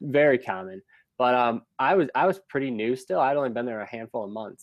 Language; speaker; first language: English; native; English